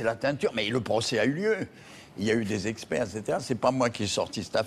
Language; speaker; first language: French; native; French